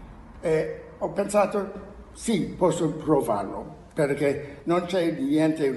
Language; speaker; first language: Italian; non-native, learner; English